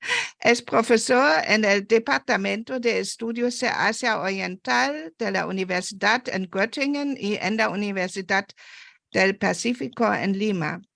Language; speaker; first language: Spanish; non-native, fluent; German